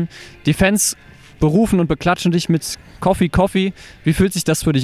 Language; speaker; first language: German; native; German